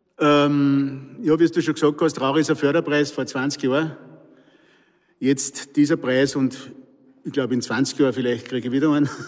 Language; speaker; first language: German; native; German